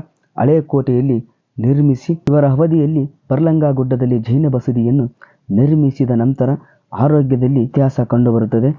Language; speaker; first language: Kannada; native; Kannada